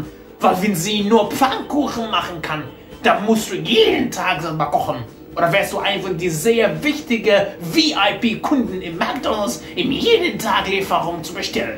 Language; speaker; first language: German; non-native, fluent; Arabic